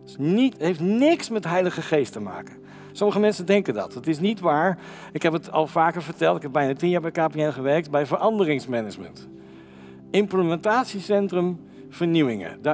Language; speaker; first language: Dutch; native; Dutch